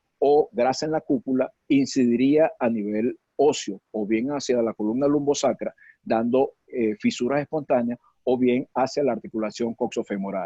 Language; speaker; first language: Spanish; native; Spanish